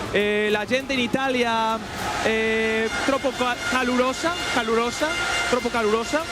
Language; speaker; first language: Italian; non-native, learner; Spanish